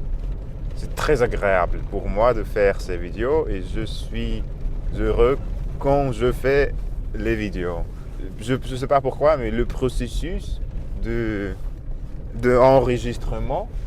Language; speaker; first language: French; non-native, learner; Russian